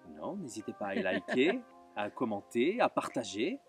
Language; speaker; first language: French; native; French